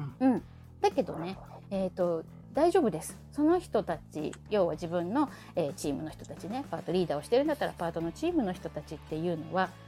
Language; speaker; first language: Japanese; native; Japanese